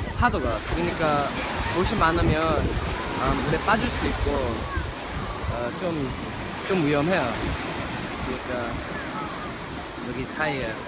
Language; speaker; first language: Korean; early bilingual, heritage; English